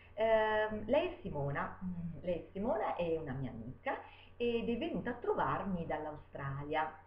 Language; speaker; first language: Italian; native; Italian